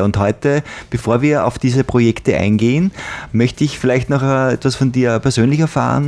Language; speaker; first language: German; native; German